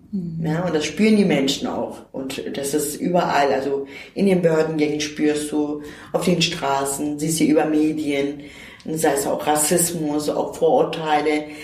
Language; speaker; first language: German; non-native, fluent; Turkish